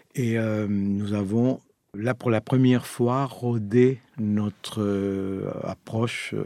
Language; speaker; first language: French; non-native, fluent; Spanish